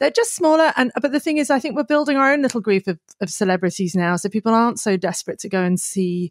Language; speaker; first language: English; native; English